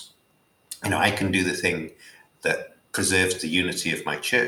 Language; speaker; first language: English; native; English